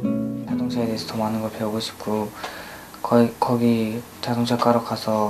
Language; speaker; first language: Korean; early bilingual, other home language; Uzbek